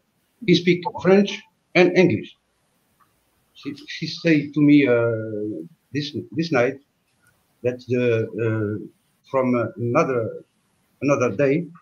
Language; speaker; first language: English; non-native, learner; French